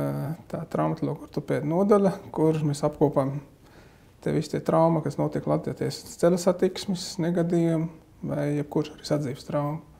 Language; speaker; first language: Latvian; non-native, fluent; Arabic